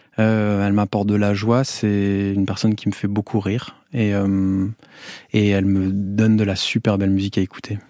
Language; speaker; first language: French; native; French